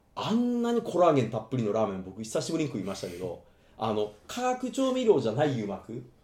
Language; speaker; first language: Japanese; native; Japanese